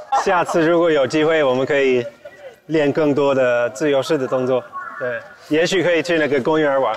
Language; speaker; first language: Chinese; non-native, fluent; English